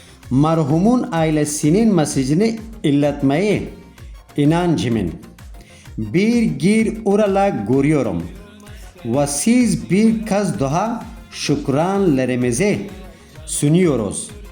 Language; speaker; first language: Turkish; non-native, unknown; Persian